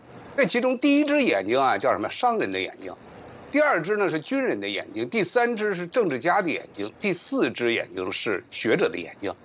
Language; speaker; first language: Chinese; native; Chinese